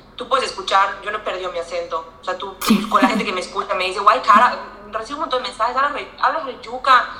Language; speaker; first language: Spanish; native; Spanish